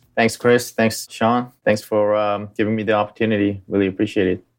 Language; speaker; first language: English; early bilingual, other home language; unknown